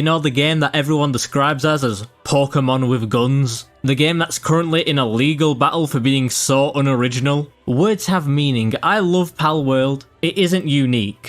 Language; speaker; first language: English; native; English